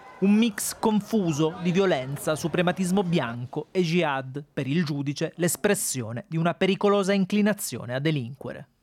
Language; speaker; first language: Italian; native; Italian